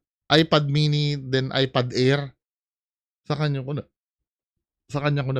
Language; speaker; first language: Filipino; native; Filipino